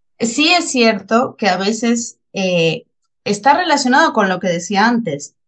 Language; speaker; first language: Spanish; native; Spanish